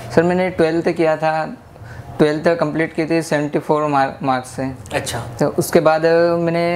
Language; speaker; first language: Hindi; native; Hindi